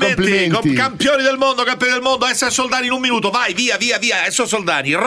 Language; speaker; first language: Italian; native; Italian